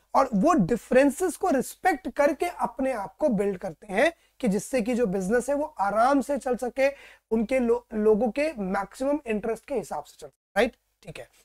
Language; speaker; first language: Hindi; native; Hindi